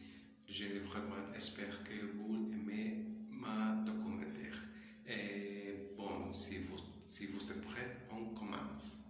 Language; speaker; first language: French; non-native, learner; Spanish